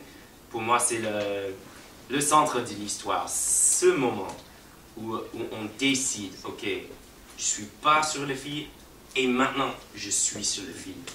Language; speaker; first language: French; non-native, fluent; English